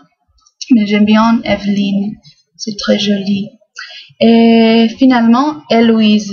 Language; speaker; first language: French; non-native, fluent; English